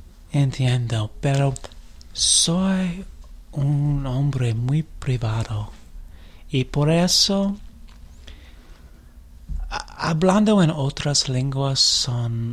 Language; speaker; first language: Spanish; non-native, learner; English